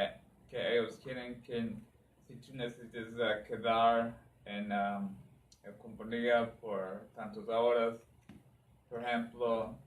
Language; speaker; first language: Spanish; non-native, learner; English